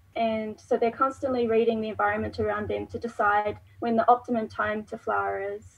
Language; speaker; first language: English; native; English